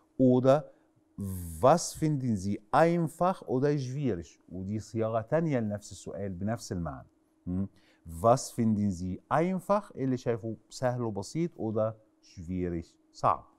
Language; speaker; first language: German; non-native, fluent; Arabic